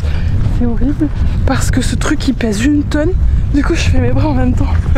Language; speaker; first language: French; native; French